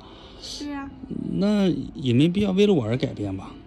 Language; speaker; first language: Chinese; native; Chinese